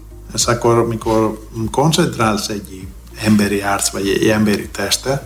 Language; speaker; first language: Hungarian; non-native, learner; Greek